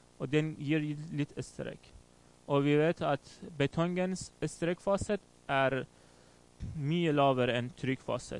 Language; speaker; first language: Swedish; non-native, fluent; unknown